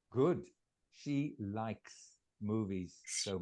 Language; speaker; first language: English; non-native, fluent; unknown